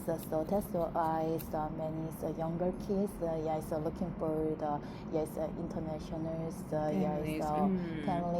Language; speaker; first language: English; non-native, learner; Korean